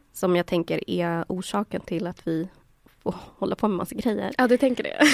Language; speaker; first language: Swedish; native; Swedish